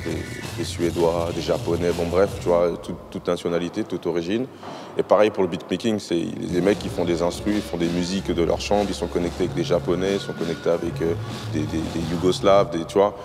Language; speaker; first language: French; native; French